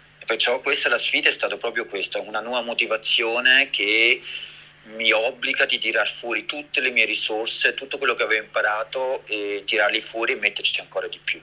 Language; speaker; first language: Italian; early bilingual, heritage; Italian